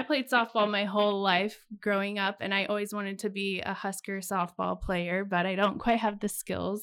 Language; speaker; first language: English; native; English